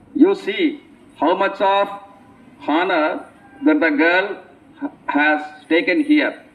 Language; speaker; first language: English; non-native, local second language; Telugu